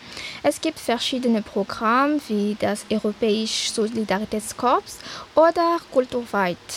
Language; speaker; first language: German; non-native, fluent; Malagasy